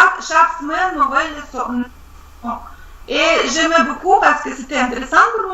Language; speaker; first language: French; non-native, learner; Russian